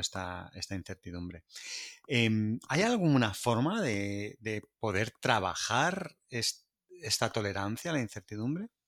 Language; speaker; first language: Spanish; native; Spanish